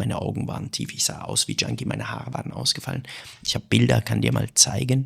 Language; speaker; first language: German; early bilingual, other home language; Persian